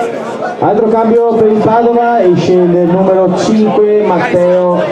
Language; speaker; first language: Italian; native; Italian